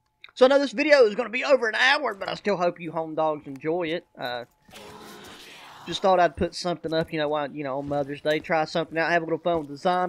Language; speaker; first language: English; native; English